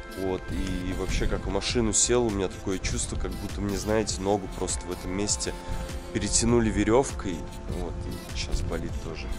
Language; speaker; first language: Russian; native; Russian